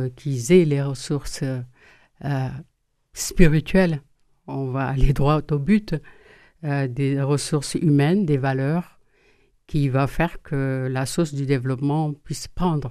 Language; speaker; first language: French; non-native, local second language; Wolof